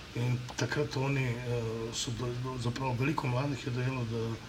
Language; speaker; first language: Slovenian; non-native, local second language; Romany